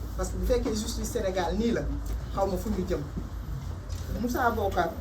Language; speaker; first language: Wolof; non-native, local second language; Fula